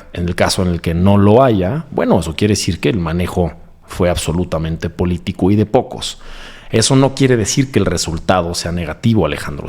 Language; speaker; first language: Spanish; native; Spanish